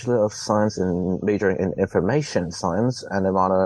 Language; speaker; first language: English; non-native, local second language; Cantonese